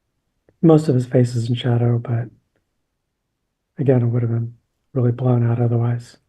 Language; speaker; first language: English; native; English